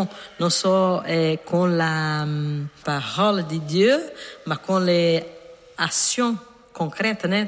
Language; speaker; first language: French; non-native, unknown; Portuguese